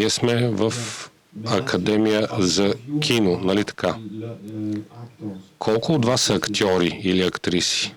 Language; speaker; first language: Bulgarian; native; Bulgarian